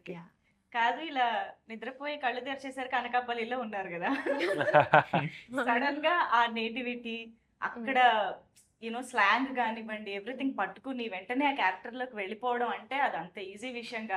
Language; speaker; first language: Telugu; native; Telugu